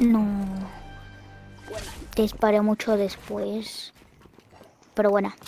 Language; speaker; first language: Spanish; native; Spanish